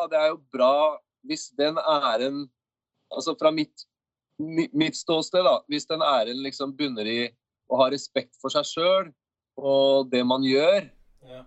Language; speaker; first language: Norwegian; native; Norwegian